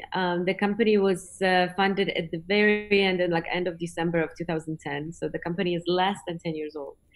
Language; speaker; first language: English; non-native, fluent; Polish